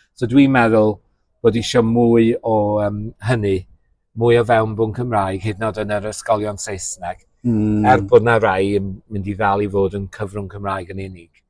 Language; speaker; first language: Welsh; native; Welsh